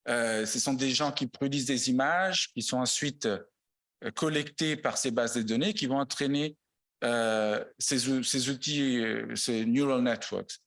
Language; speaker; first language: French; non-native, fluent; Italian